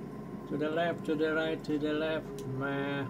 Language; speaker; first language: English; non-native, fluent; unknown